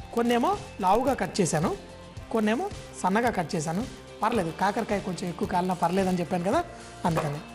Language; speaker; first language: Telugu; native; Telugu